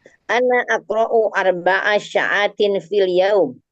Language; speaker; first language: Arabic; non-native, learner; Indonesian